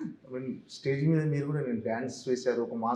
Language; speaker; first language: Telugu; native; Telugu